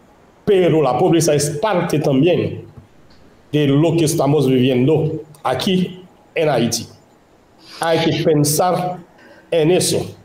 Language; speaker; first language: Spanish; non-native, local second language; Haitian Creole